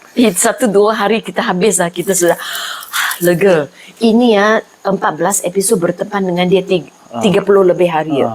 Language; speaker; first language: Malay; non-native, local second language; Chinese